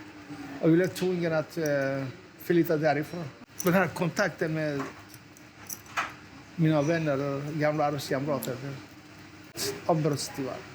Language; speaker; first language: Swedish; non-native, fluent; Persian